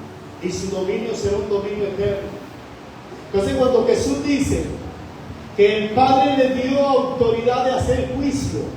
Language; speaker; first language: Spanish; native; Spanish